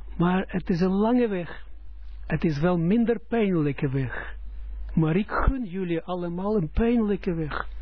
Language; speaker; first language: Dutch; non-native, fluent; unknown